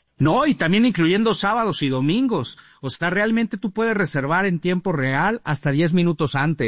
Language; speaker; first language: Spanish; native; Spanish